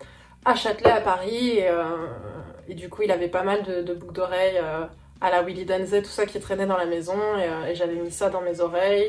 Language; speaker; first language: French; native; French